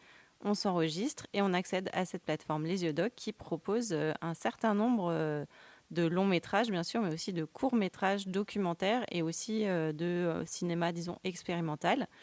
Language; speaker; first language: French; native; French